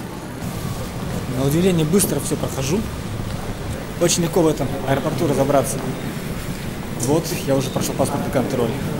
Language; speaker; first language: Russian; native; Russian